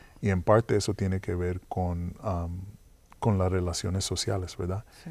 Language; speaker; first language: Spanish; early bilingual, heritage; Spanish